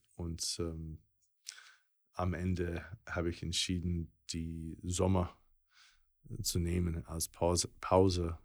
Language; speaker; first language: German; non-native, fluent; English